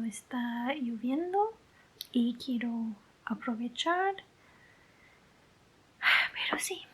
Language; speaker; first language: Spanish; non-native, fluent; English